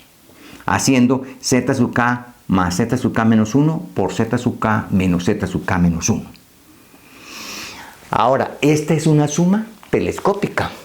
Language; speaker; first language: Spanish; native; Spanish